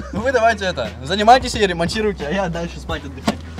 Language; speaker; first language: Russian; non-native, learner; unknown